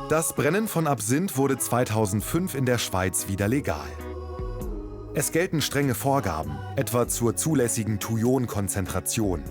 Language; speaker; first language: German; native; German